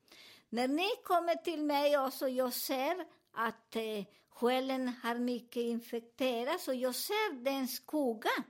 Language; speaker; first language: Swedish; non-native, learner; Spanish